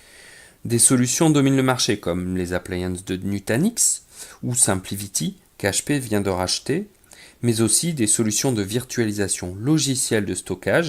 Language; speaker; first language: French; native; French